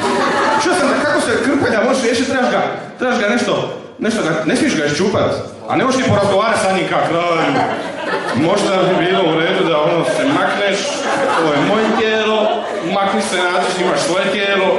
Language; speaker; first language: Croatian; native; Croatian